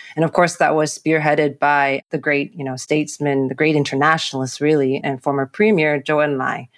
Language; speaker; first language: English; non-native, local second language; Cantonese